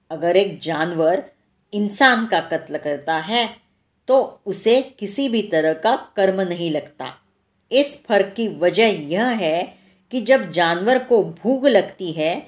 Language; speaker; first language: Hindi; non-native, local second language; Marathi